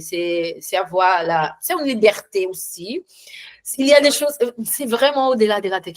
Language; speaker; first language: French; non-native, learner; Portuguese